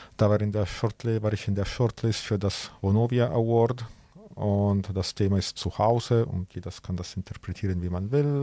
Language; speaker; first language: German; non-native, fluent; Italian